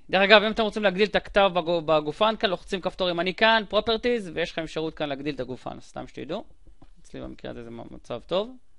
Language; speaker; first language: Hebrew; native; Hebrew